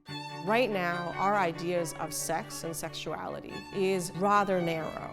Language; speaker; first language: English; early bilingual, other home language; Cantonese